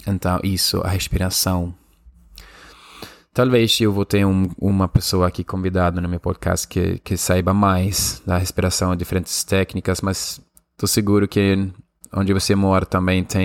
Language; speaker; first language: Portuguese; non-native, fluent; Spanish